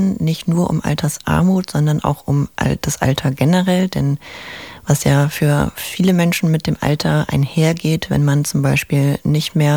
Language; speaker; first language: German; native; German